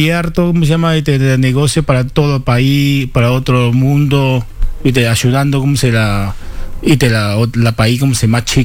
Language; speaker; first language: Spanish; non-native, learner; Chinese